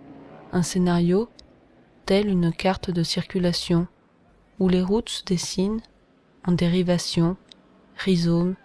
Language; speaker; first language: French; native; French